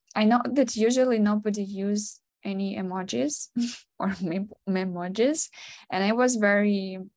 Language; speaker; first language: English; non-native, fluent; Ukrainian